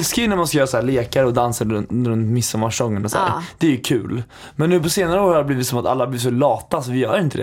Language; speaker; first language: Swedish; native; Swedish